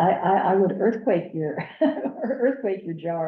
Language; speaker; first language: English; native; English